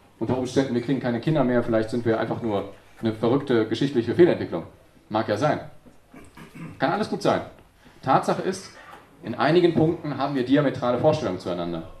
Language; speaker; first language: German; native; German